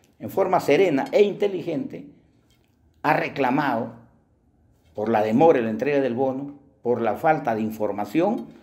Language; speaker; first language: Spanish; native; Spanish